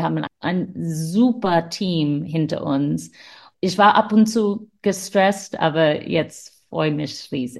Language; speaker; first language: German; non-native, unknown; English